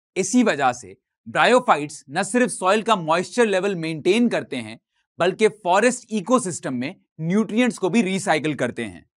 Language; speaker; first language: Urdu; native; Urdu